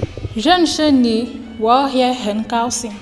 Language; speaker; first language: Chinese; non-native, learner; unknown